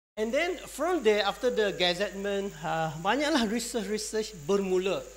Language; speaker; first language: English; non-native, local second language; Malay